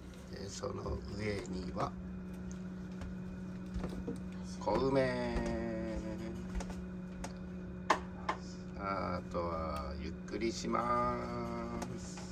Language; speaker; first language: Japanese; native; Japanese